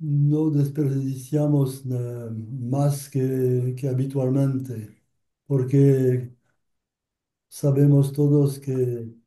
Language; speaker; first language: Spanish; non-native, learner; Polish